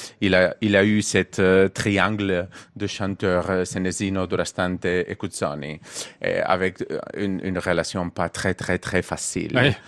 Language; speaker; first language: French; non-native, learner; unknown